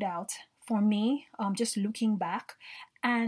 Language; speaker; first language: English; non-native, local second language; Yoruba